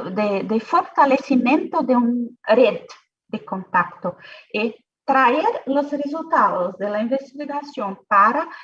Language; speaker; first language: Spanish; non-native, fluent; Portuguese